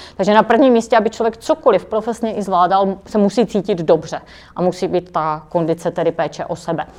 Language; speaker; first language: Czech; native; Czech